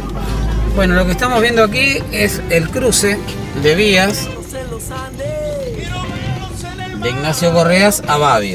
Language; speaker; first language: Spanish; native; Spanish